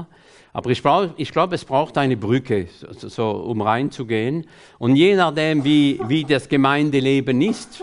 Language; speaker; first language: German; non-native, fluent; French